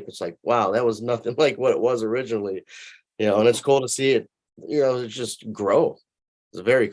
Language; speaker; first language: English; native; English